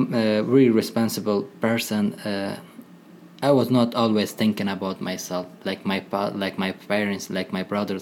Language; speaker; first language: English; non-native, learner; Persian